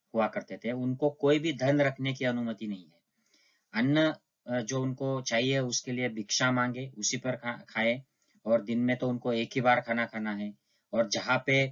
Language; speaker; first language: Hindi; non-native, local second language; Marathi